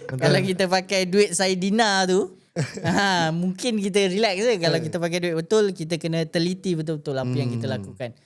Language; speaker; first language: Malay; native; Malay